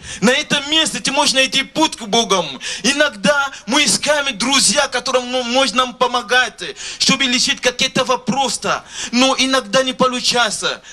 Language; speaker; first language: Russian; non-native, learner; Lingala